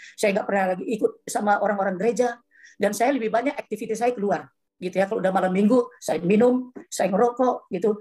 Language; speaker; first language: Indonesian; native; Indonesian